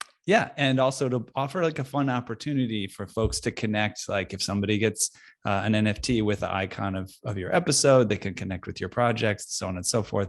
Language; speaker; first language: English; native; English